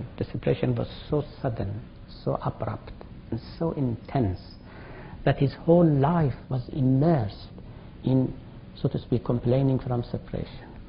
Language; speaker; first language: English; non-native, fluent; Persian